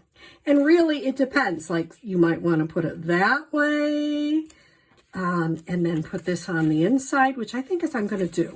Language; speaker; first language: English; native; English